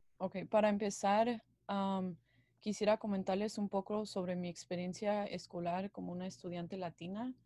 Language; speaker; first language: Spanish; early bilingual, heritage; Spanish